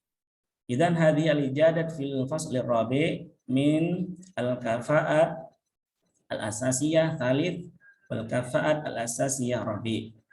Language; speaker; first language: Arabic; non-native, fluent; Indonesian